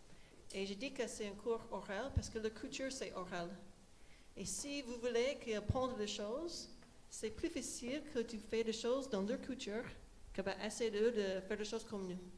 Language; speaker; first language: French; non-native, fluent; English